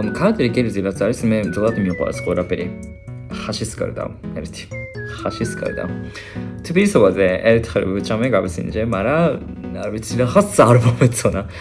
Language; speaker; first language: Georgian; non-native, fluent; Japanese